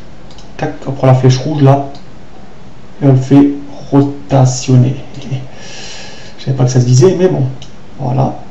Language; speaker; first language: French; native; French